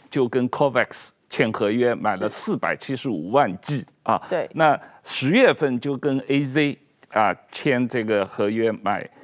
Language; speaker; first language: Chinese; native; Chinese